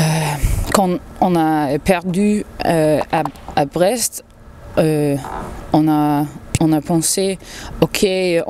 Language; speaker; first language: French; non-native, learner; Danish